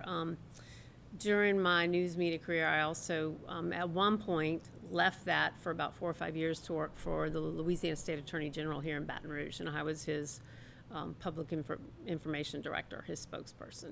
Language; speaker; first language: English; native; English